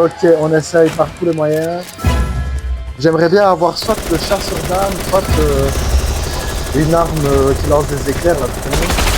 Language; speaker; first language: French; native; French